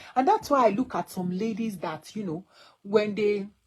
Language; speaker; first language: English; non-native, local second language; Yoruba